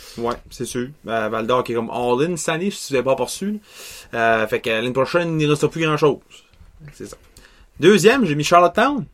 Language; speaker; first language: French; native; French